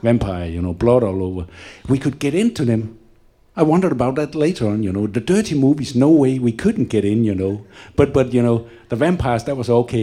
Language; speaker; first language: English; non-native, fluent; Danish